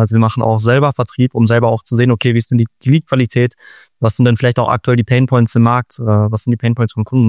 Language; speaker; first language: German; native; German